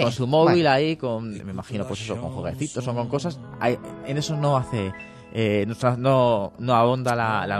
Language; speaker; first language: Spanish; native; Spanish